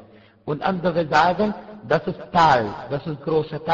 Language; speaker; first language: German; non-native, fluent; Arabic